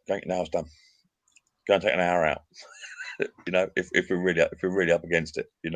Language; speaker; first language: English; native; English